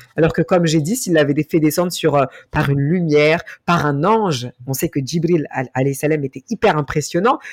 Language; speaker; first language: French; native; French